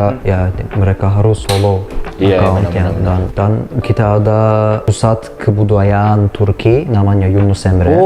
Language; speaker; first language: Indonesian; non-native, learner; Turkish